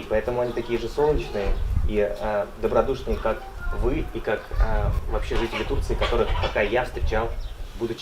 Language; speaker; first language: Russian; native; Russian